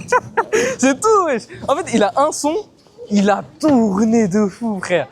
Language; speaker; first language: French; native; French